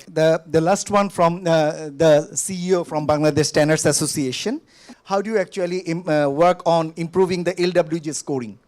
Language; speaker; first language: English; non-native, local second language; Bangla